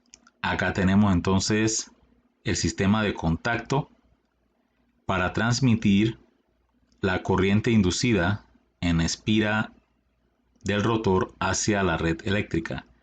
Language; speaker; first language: Spanish; native; Spanish